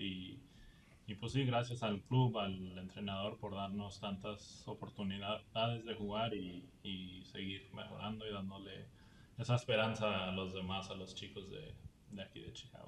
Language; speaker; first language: Spanish; early bilingual, heritage; Spanish